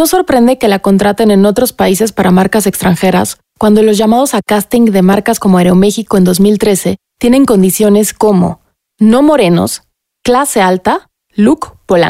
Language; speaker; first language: Spanish; native; Spanish